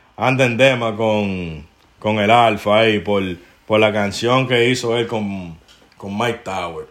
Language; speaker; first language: Spanish; early bilingual, heritage; Spanish